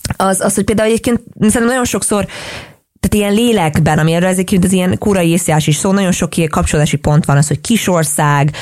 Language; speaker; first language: Hungarian; native; Hungarian